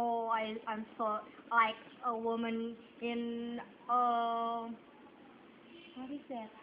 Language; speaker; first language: English; non-native, learner; Indonesian